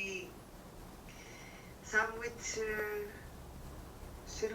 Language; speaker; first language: Korean; non-native, learner; English